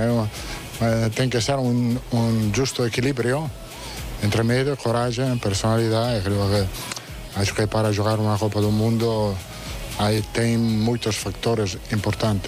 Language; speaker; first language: Portuguese; non-native, fluent; Italian